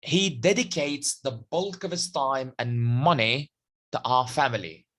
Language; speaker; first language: English; non-native, fluent; Arabic